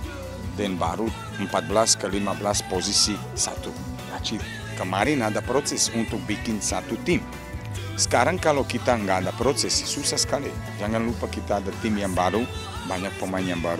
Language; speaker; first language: Indonesian; non-native, fluent; Serbian